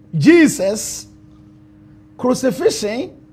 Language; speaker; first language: English; non-native, local second language; Ewe